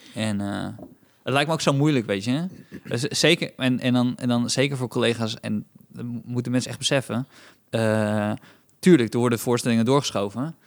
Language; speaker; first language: Dutch; native; Dutch